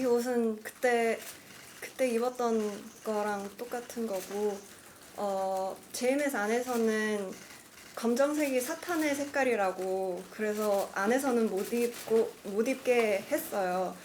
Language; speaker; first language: Korean; non-native, fluent; Cantonese